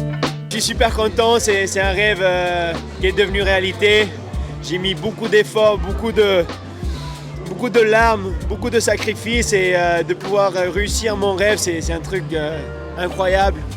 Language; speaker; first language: French; early bilingual, heritage; French